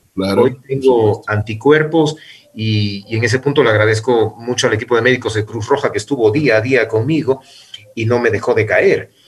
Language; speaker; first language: Spanish; native; Spanish